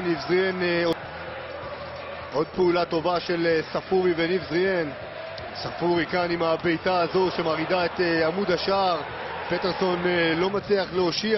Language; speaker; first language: Hebrew; native; Hebrew